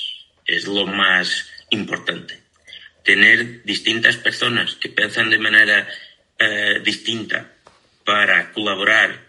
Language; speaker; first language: Spanish; non-native, fluent; Portuguese